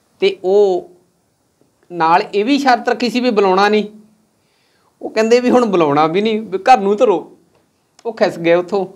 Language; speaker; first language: Punjabi; native; Punjabi